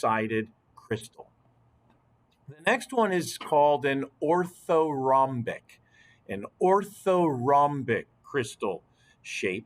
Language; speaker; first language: English; native; English